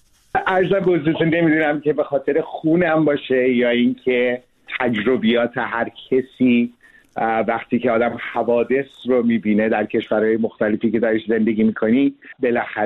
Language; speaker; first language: Persian; early bilingual, heritage; Persian